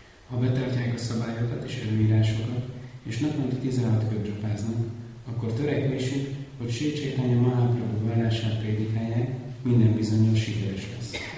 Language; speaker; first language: Hungarian; native; Hungarian